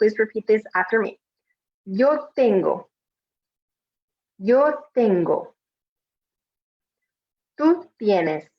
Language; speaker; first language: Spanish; non-native, fluent; English